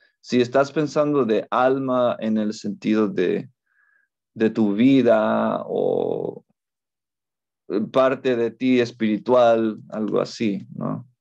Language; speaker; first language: Spanish; non-native, fluent; English